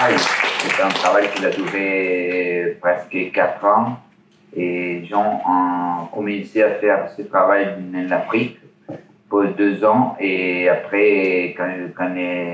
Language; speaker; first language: French; non-native, learner; Italian